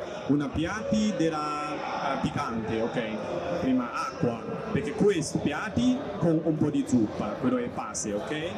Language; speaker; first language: Italian; non-native, learner; Chinese